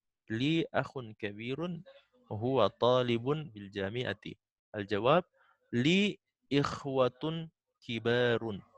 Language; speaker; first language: Arabic; non-native, fluent; Indonesian